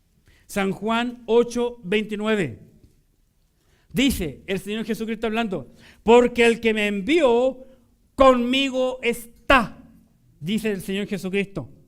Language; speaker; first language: Spanish; native; Spanish